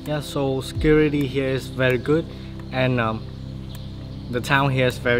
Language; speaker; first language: English; non-native, learner; Vietnamese